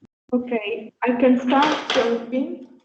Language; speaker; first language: English; non-native, fluent; Italian